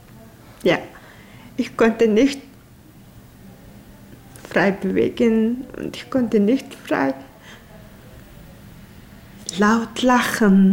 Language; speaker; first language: German; non-native, learner; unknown